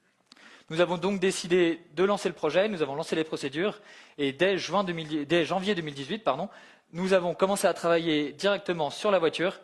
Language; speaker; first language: French; native; French